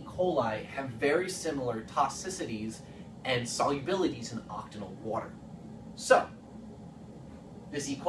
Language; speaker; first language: English; native; English